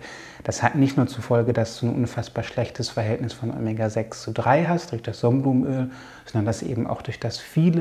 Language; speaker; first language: German; native; German